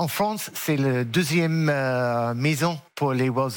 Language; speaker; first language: French; non-native, learner; English